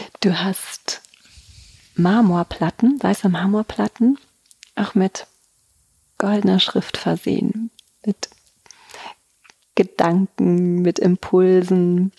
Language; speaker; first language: German; native; German